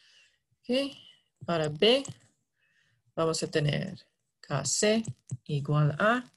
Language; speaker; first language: Spanish; non-native, fluent; English